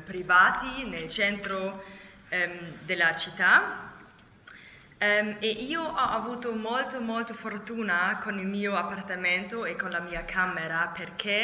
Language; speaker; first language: Italian; non-native, learner; German